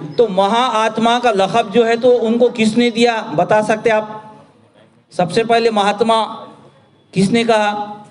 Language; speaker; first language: Urdu; native; Urdu